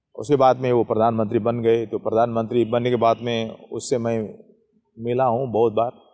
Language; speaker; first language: Hindi; non-native, local second language; Nepali